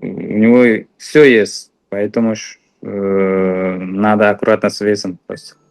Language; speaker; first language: Russian; non-native, fluent; Uzbek